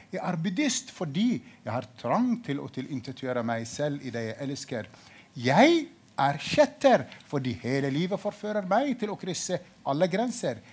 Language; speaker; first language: Norwegian; non-native, fluent; Arabic